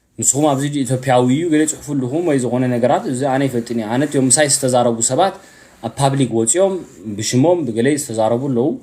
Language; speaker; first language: Tigrinya; early bilingual, heritage; Tigrinya